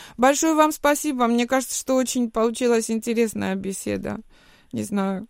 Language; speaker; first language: Russian; non-native, local second language; Georgian